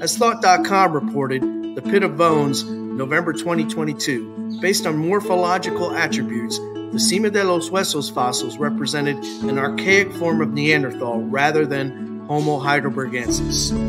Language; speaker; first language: English; native; English